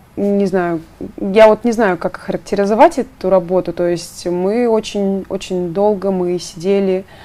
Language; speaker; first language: Russian; native; Russian